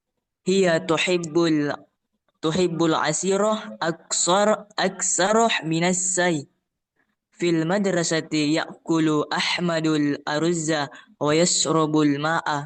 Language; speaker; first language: Arabic; non-native, learner; Indonesian